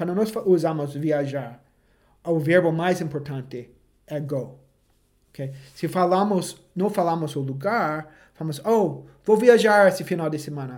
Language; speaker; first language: Portuguese; non-native, fluent; English